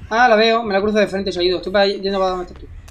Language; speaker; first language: Spanish; native; Spanish